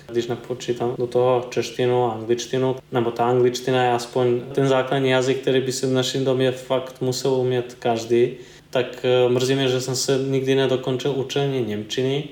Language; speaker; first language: Czech; non-native, fluent; Serbian